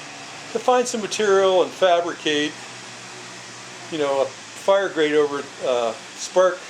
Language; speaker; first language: English; native; English